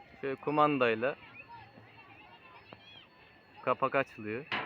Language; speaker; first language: Turkish; native; Turkish